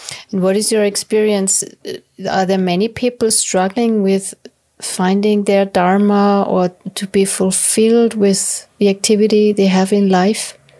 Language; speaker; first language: English; non-native, fluent; German